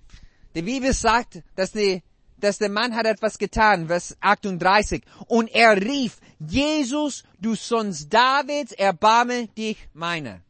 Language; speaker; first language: German; non-native, fluent; English